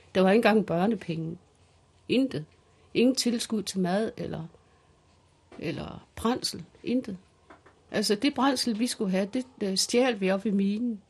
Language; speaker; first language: Danish; early bilingual, other home language; Kalaallisut